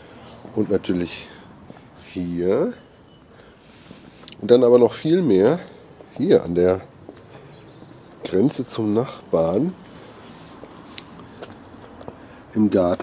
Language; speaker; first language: German; native; German